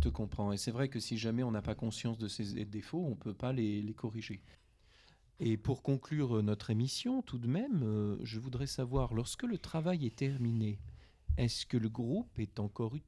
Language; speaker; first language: French; native; French